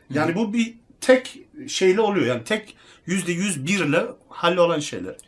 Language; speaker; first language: Turkish; early bilingual, heritage; Turkish